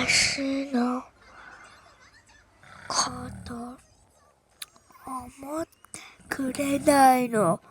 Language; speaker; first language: Japanese; non-native, learner; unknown